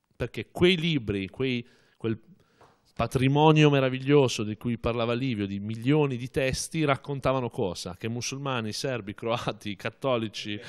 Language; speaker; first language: Italian; native; Italian